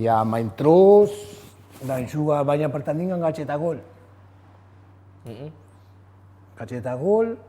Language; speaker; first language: Indonesian; non-native, fluent; Spanish